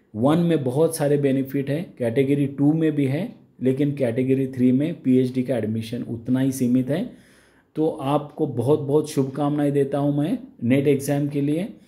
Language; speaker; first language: Hindi; non-native, local second language; Marathi